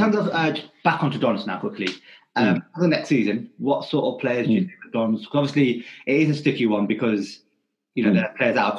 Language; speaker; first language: English; native; English